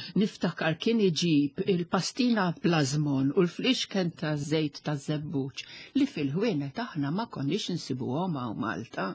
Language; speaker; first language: Maltese; non-native, local second language; English